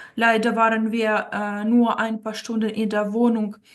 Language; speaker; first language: German; non-native, fluent; Ukrainian